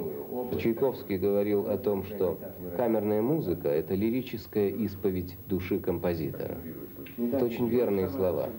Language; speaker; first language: Russian; native; Russian